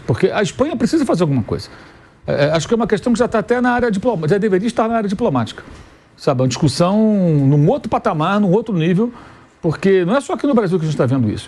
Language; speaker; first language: Portuguese; native; Portuguese